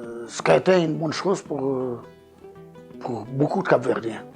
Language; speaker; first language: French; non-native, fluent; Portuguese